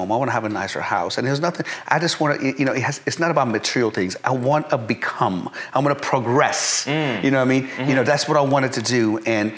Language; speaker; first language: English; early bilingual, other home language; Persian